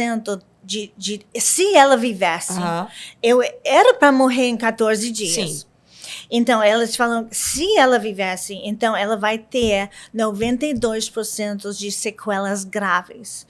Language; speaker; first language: Portuguese; non-native, learner; English